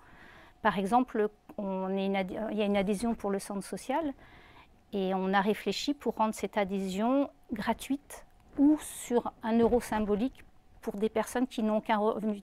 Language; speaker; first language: French; native; French